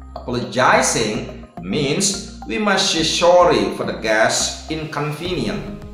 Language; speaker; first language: English; non-native, fluent; Indonesian